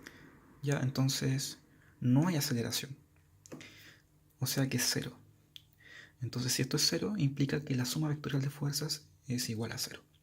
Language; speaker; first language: Spanish; native; Spanish